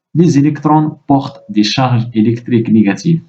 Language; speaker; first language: French; non-native, local second language; Arabic